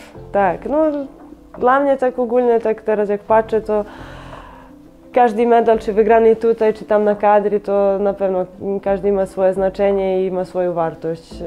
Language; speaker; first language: Polish; non-native, fluent; Serbian